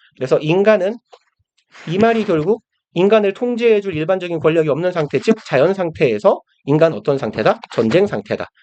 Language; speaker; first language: Korean; native; Korean